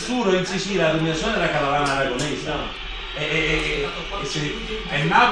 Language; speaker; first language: Spanish; non-native, learner; Italian